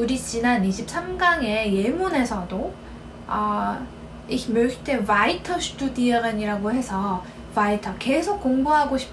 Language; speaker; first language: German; non-native, fluent; Korean